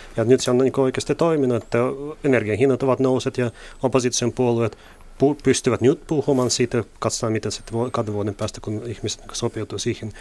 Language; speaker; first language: Finnish; non-native, fluent; Russian